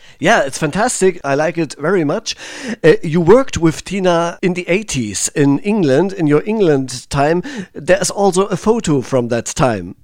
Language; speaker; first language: English; non-native, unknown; German